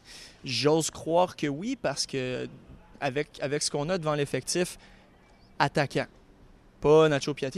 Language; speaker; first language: French; native; French